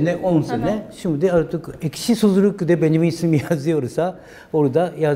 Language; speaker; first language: Turkish; non-native, learner; Japanese